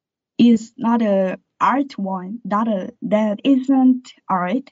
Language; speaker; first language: English; non-native, learner; Korean